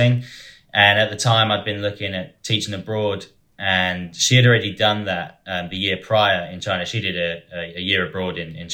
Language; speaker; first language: English; native; English